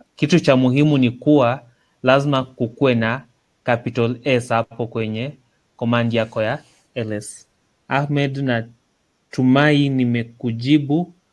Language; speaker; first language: Swahili; non-native, local second language; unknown